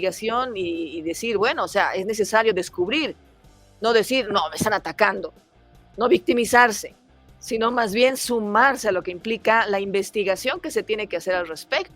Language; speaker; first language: Spanish; native; Spanish